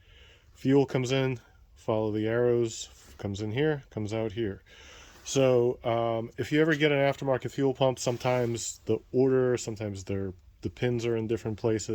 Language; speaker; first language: English; native; English